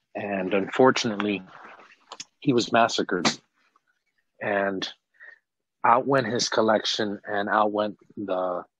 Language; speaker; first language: English; native; English